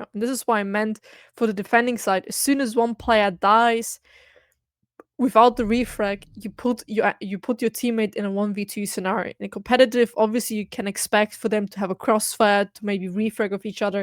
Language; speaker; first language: English; non-native, fluent; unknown